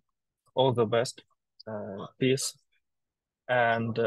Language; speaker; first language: English; non-native, learner; Ukrainian